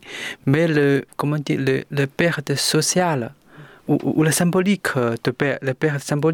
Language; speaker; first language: French; non-native, learner; Chinese